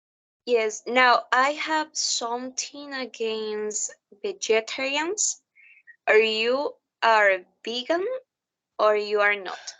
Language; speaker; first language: English; non-native, learner; Spanish